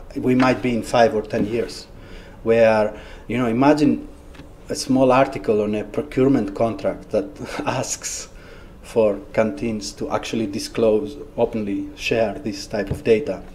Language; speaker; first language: English; non-native, fluent; Greek